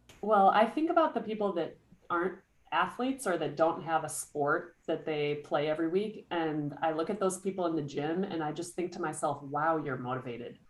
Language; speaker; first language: English; native; English